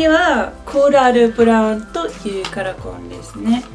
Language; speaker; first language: Japanese; non-native, fluent; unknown